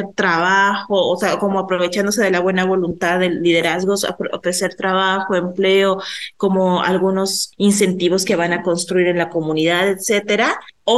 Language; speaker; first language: Spanish; native; Spanish